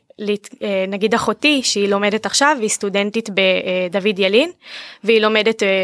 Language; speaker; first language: Hebrew; native; Hebrew